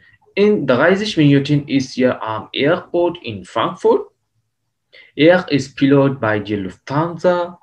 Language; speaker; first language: German; non-native, learner; Hindi